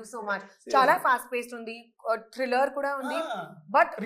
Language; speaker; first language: Telugu; non-native, local second language; Hindi